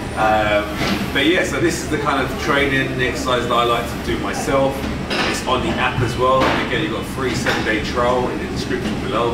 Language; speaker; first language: English; native; English